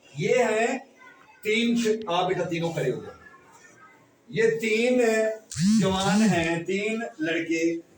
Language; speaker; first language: Urdu; non-native, local second language; Punjabi